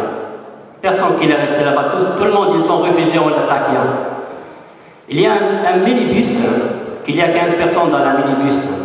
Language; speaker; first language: French; non-native, fluent; Arabic